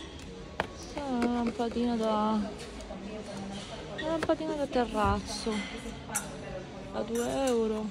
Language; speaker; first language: Italian; non-native, fluent; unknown